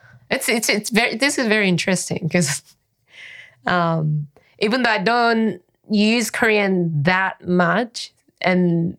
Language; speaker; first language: English; non-native, fluent; Korean